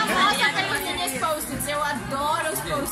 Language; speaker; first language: Portuguese; non-native, fluent; Spanish